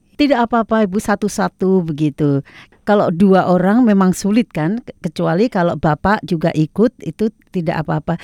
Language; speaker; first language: Indonesian; native; Indonesian